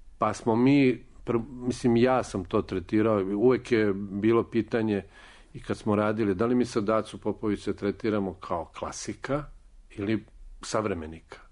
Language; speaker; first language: Serbian; native; Serbian